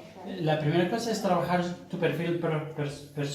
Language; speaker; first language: Spanish; non-native, fluent; Portuguese